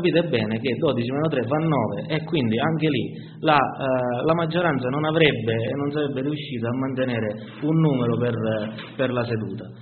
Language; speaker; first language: Italian; native; Italian